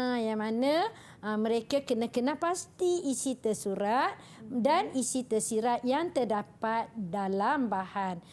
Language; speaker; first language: Malay; native; Malay